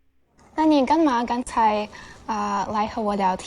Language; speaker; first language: Chinese; non-native, fluent; Russian